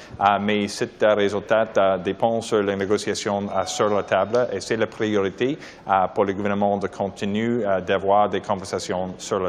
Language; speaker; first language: French; non-native, learner; English